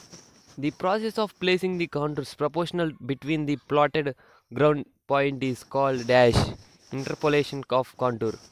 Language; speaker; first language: English; non-native, local second language; Telugu